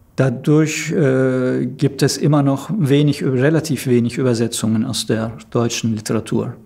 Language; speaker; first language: German; non-native, fluent; Turkish